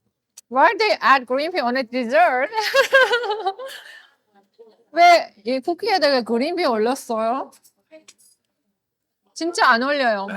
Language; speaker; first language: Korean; non-native, learner; Azerbaijani